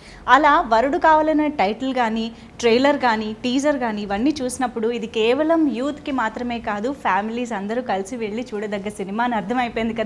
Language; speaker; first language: Telugu; native; Telugu